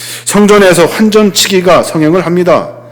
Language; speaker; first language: Korean; native; Korean